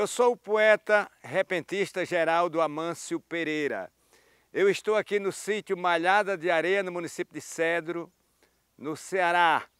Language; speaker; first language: Portuguese; native; Portuguese